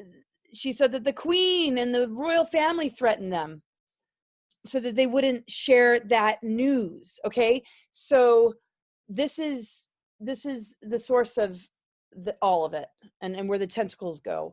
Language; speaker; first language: English; native; English